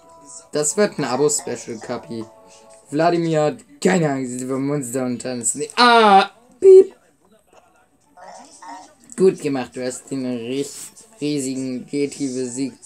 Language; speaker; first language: German; native; German